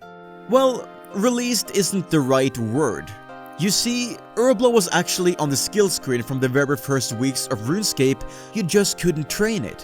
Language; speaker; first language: English; native; English